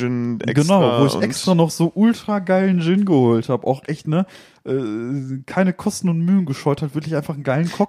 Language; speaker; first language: German; native; German